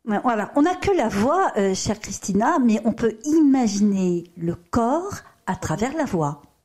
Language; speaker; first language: French; native; French